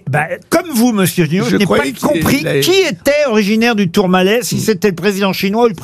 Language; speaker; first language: French; native; French